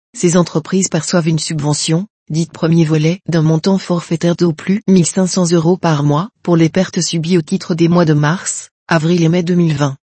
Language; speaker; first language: French; native; French